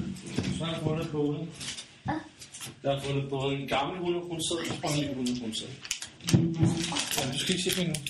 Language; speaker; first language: Danish; native; Danish